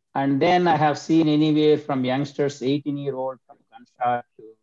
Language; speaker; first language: English; non-native, local second language; Telugu